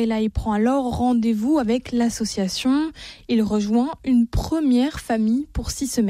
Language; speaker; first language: French; native; French